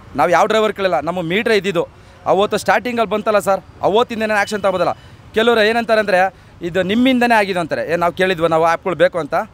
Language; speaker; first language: Kannada; native; Kannada